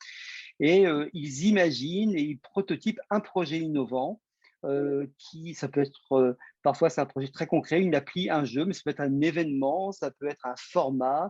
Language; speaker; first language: French; native; French